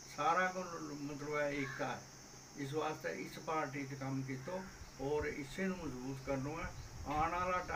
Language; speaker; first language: Punjabi; non-native, local second language; Gujari